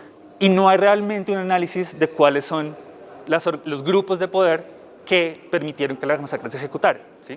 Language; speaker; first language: Spanish; native; Spanish